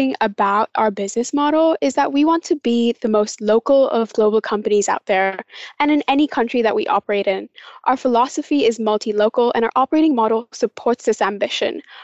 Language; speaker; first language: English; non-native, local second language; Cantonese